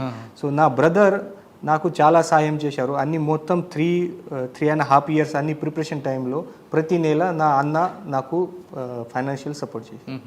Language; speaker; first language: Telugu; non-native, learner; Marathi